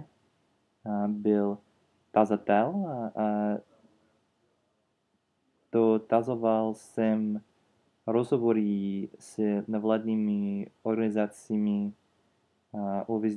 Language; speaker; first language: Czech; non-native, learner; English